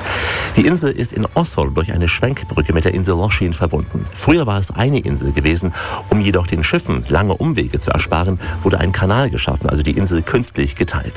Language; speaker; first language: German; native; German